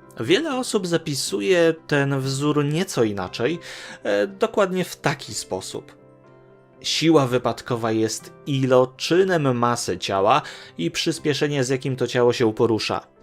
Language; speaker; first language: Polish; native; Polish